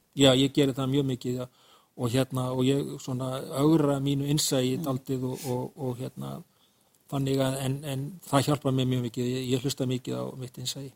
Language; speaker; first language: Icelandic; native; Icelandic